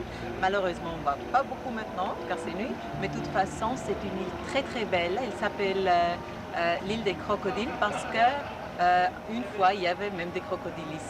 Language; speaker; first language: French; non-native, fluent; Arabic